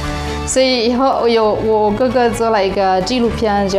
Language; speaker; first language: Chinese; non-native, fluent; Arabic